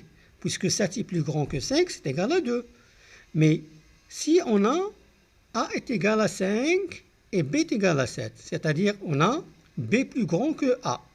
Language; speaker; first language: French; non-native, local second language; Arabic